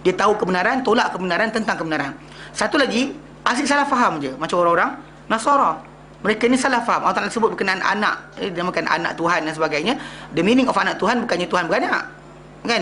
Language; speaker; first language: Malay; native; Malay